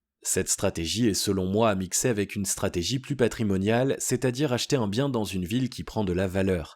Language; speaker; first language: French; native; French